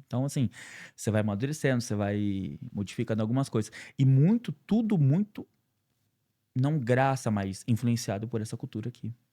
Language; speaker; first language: Portuguese; native; Portuguese